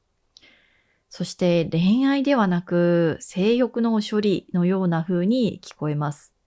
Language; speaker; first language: Japanese; native; Japanese